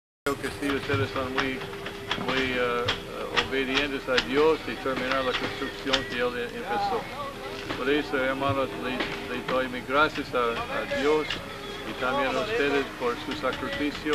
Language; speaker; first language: Spanish; non-native, learner; English